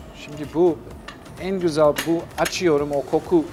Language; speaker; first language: Turkish; non-native, learner; English